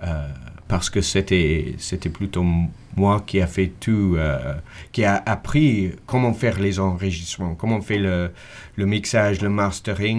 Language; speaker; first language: French; non-native, fluent; English